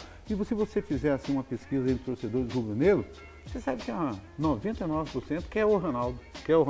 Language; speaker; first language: Portuguese; native; Portuguese